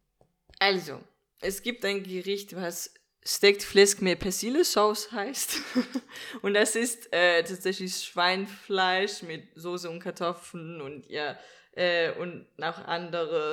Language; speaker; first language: German; non-native, fluent; Danish